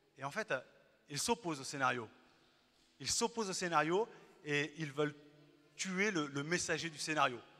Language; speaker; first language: French; native; French